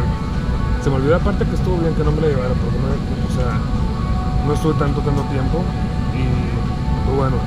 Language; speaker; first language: Spanish; native; Spanish